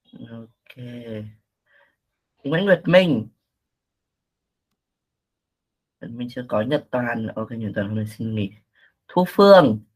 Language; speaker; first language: Vietnamese; native; Vietnamese